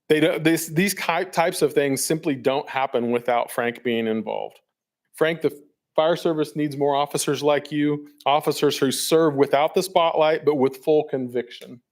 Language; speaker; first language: English; native; English